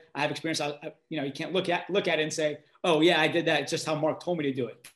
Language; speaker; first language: English; native; English